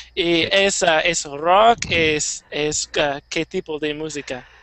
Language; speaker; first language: Spanish; non-native, learner; English